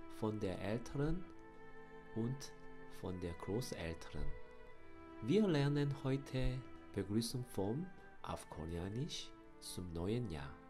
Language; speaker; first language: German; non-native, fluent; Korean